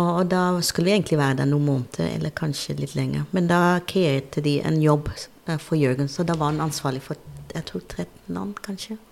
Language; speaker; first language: Norwegian; non-native, fluent; Dutch